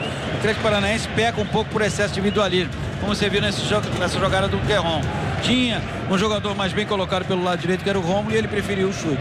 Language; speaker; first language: Portuguese; native; Portuguese